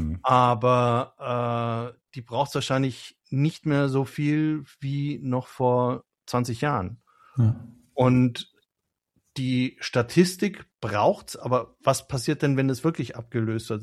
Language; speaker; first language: German; native; German